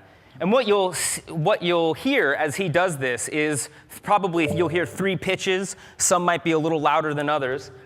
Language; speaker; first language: English; native; English